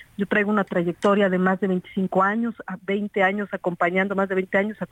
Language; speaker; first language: Spanish; native; Spanish